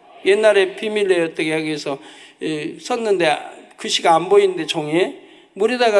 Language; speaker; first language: Korean; native; Korean